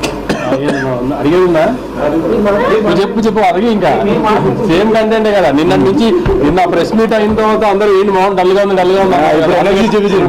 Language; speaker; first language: Telugu; native; Telugu